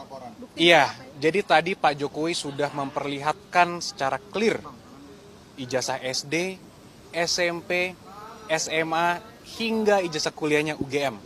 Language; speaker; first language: Indonesian; native; Indonesian